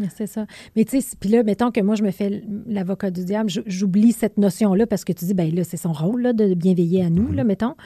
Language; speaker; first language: French; native; French